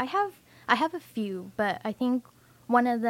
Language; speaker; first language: English; native; English